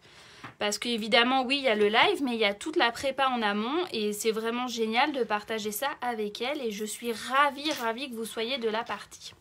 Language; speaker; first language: French; native; French